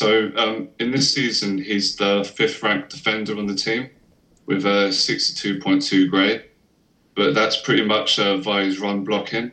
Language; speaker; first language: English; native; English